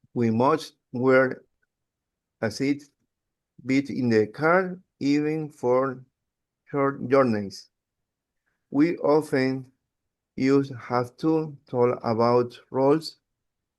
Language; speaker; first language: English; non-native, learner; Spanish